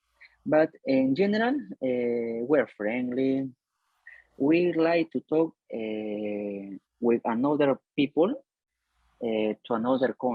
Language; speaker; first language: English; non-native, learner; Spanish